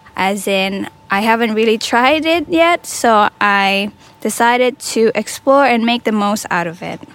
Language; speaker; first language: English; non-native, fluent; Indonesian